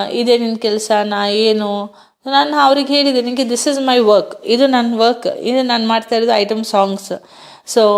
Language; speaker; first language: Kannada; non-native, fluent; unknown